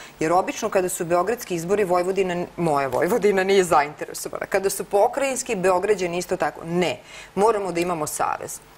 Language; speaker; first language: Serbian; native; Serbian